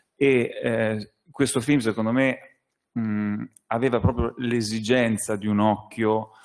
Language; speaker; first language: Italian; native; Italian